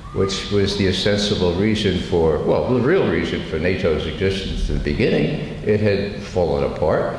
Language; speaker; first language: English; native; English